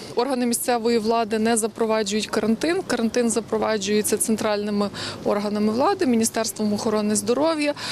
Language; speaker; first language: Ukrainian; native; Ukrainian